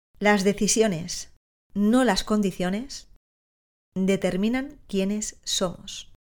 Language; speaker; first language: Spanish; native; Spanish